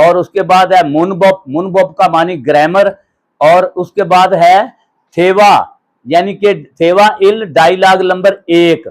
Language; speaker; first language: Hindi; non-native, local second language; Punjabi